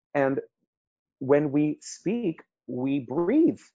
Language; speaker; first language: English; early bilingual, other home language; Spanish